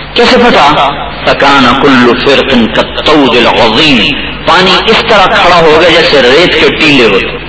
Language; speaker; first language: Urdu; non-native, local second language; Punjabi